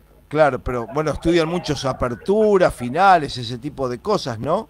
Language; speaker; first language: Spanish; native; Spanish